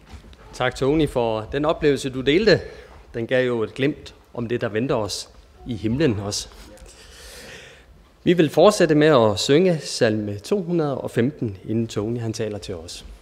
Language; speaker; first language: Danish; native; Danish